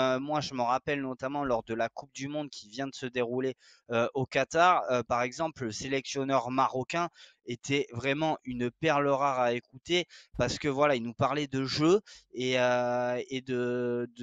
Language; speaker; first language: French; native; French